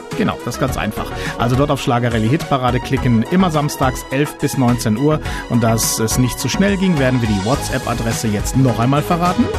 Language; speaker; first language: German; native; German